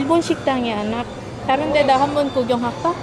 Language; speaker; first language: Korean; non-native, fluent; Filipino